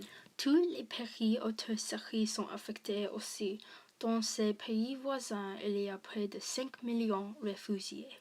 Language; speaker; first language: French; non-native, learner; English